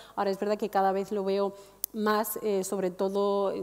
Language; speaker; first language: Spanish; non-native, fluent; Arabic